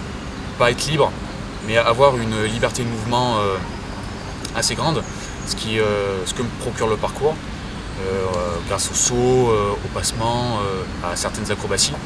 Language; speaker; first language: French; native; French